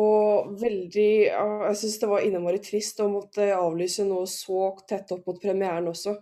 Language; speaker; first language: Norwegian; native; Norwegian